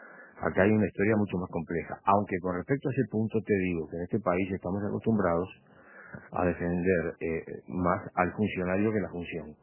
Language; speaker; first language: Spanish; native; Spanish